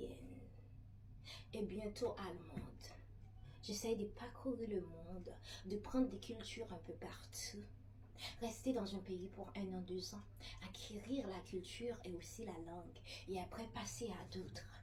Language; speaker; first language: French; early bilingual, other home language; Haitian Creole